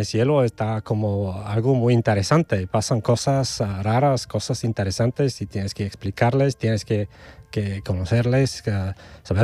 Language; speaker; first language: Spanish; non-native, fluent; Bulgarian